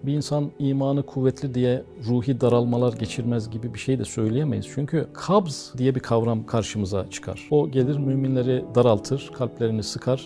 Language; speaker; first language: Turkish; native; Turkish